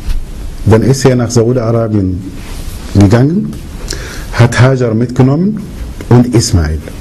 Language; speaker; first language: German; early bilingual, other home language; Arabic